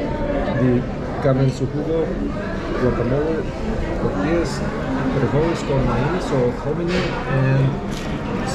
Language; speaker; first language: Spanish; non-native, learner; English